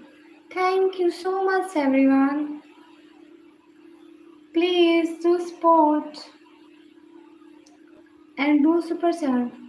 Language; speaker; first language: English; non-native, learner; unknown